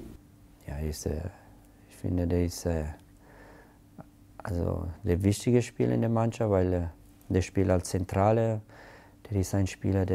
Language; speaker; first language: German; non-native, fluent; Italian